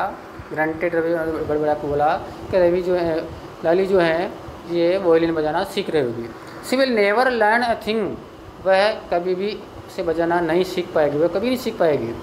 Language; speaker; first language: Hindi; native; Hindi